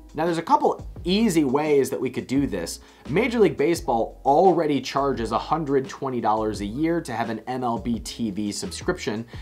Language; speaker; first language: English; native; English